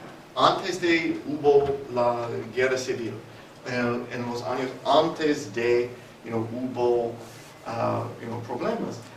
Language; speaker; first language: Spanish; non-native, fluent; English